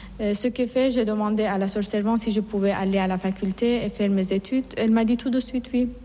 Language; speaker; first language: French; non-native, fluent; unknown